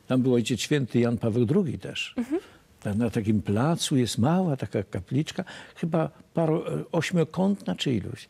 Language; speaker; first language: Polish; native; Polish